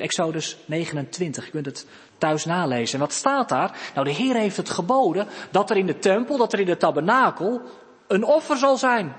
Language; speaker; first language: Dutch; native; Dutch